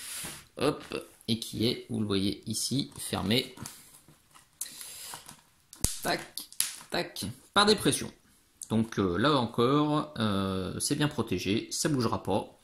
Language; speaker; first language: French; native; French